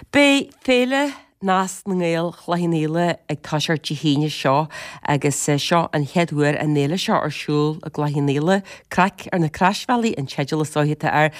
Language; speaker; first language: Irish; native; Irish